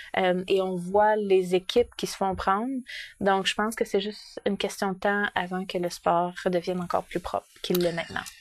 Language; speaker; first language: French; native; French